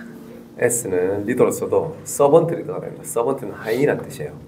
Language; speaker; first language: Korean; native; Korean